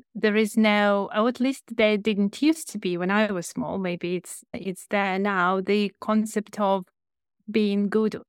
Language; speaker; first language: English; non-native, fluent; Ukrainian